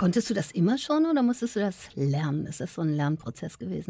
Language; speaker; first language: German; native; German